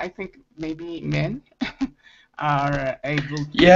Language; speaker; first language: English; non-native, learner; Spanish